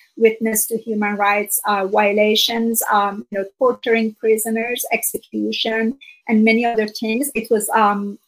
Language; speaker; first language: English; non-native, fluent; Persian